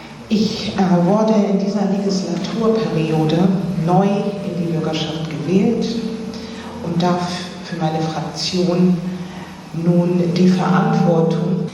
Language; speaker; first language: German; early bilingual, other home language; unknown